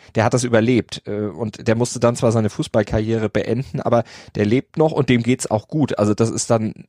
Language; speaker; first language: German; native; German